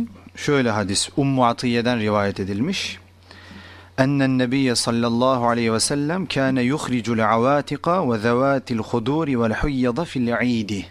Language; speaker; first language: Turkish; native; Turkish